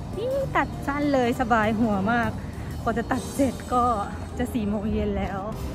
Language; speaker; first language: Thai; native; Thai